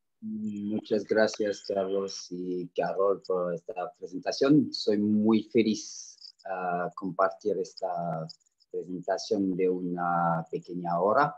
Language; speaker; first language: Spanish; non-native, fluent; French